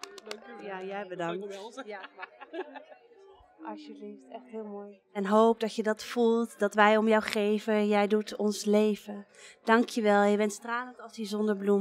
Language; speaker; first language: Dutch; native; Dutch